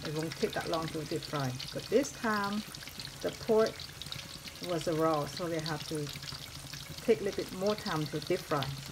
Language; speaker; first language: English; non-native, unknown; Vietnamese